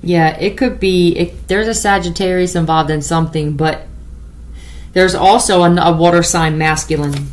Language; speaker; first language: English; native; English